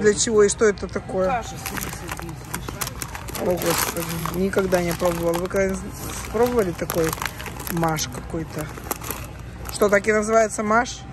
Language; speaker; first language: Russian; native; Russian